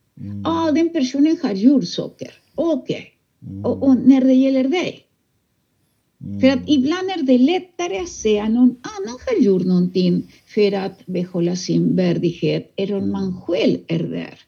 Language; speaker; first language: Swedish; non-native, fluent; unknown